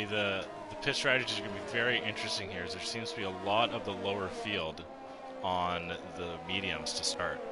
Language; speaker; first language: English; native; English